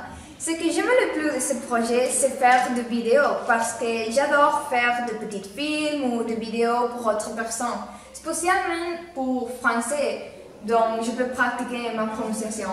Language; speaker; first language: French; non-native, learner; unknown